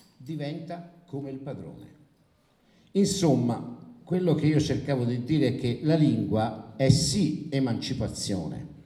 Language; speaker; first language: Italian; native; Italian